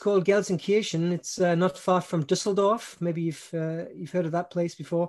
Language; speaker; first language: English; native; English